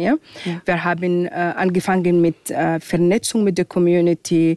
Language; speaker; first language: German; non-native, fluent; Arabic